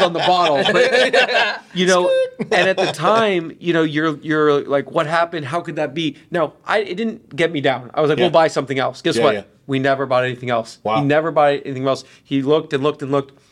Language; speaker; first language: English; native; English